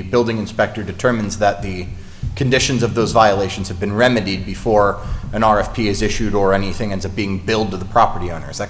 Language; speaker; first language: English; native; English